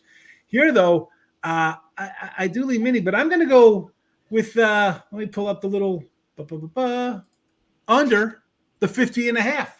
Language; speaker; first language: English; native; English